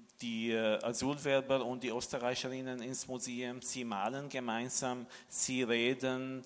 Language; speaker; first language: German; non-native, fluent; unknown